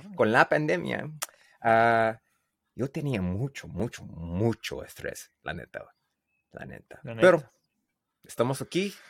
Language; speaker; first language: Spanish; non-native, learner; English